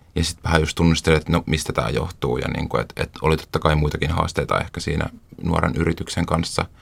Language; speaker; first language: Finnish; native; Finnish